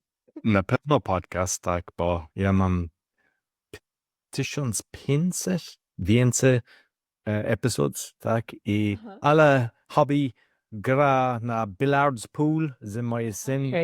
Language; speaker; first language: Polish; non-native, learner; English